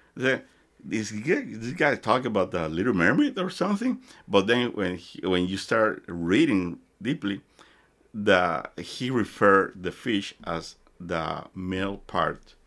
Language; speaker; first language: English; non-native, fluent; Spanish